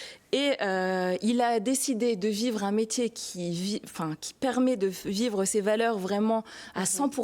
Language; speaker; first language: French; native; French